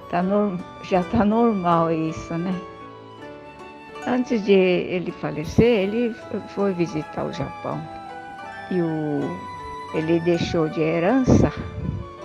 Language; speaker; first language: Portuguese; early bilingual, other home language; Japanese